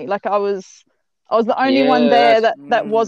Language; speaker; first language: English; native; English